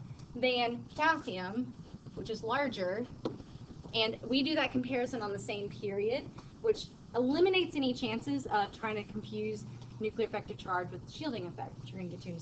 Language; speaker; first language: English; native; English